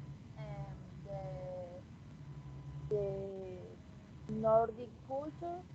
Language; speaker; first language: English; non-native, learner; Spanish